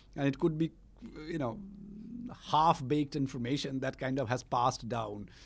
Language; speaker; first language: English; non-native, local second language; Bangla